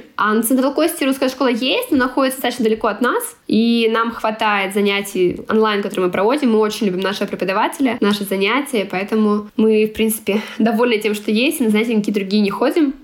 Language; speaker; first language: Russian; non-native, local second language; Tatar